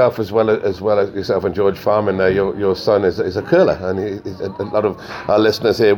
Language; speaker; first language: English; native; English